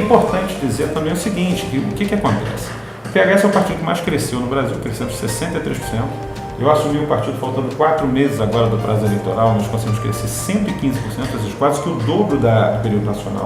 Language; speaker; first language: Portuguese; native; Portuguese